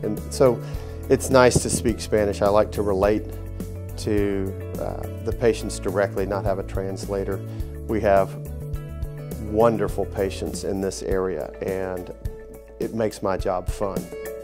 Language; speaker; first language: English; native; English